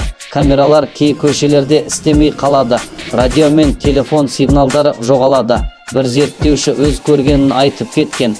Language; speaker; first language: Kazakh; native; Kazakh